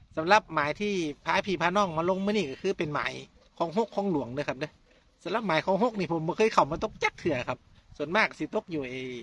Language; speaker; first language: Thai; non-native, local second language; Northeastern Thai